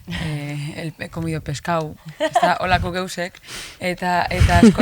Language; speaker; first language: Basque; native; Basque